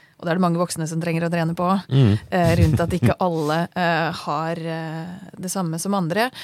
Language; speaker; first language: Norwegian; native; Norwegian